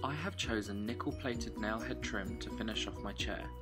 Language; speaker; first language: English; native; English